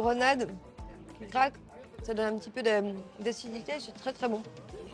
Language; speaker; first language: French; native; French